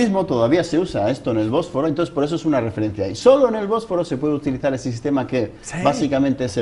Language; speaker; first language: Spanish; native; Spanish